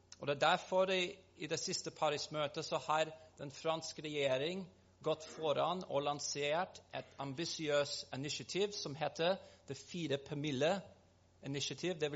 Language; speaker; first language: Norwegian; non-native, fluent; English